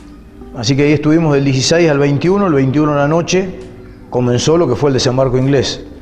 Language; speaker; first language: Spanish; native; Spanish